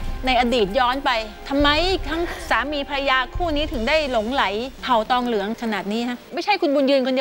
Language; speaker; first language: Thai; native; Thai